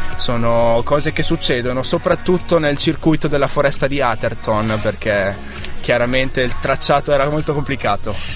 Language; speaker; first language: Italian; native; Italian